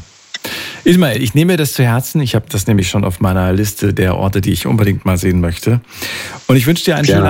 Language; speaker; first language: German; native; German